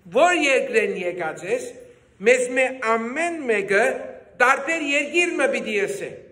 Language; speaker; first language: Armenian; early bilingual, heritage; Armenian